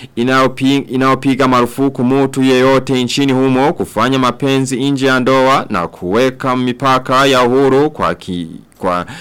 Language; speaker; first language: Swahili; non-native, local second language; Rundi